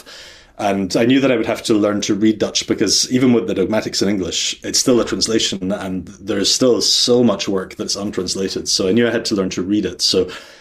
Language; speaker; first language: English; native; English